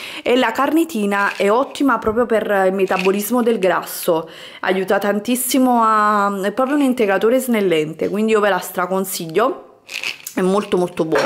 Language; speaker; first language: Italian; native; Italian